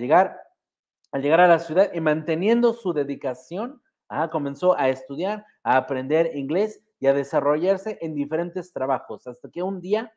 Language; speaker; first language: Spanish; native; Spanish